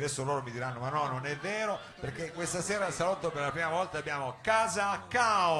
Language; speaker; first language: Italian; native; Italian